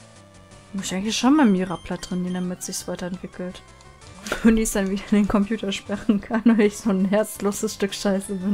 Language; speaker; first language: German; native; German